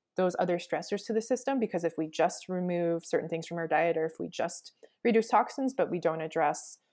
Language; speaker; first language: English; native; English